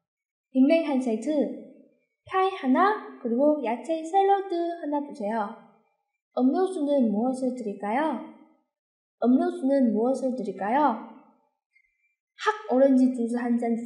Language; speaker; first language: Korean; non-native, fluent; Chinese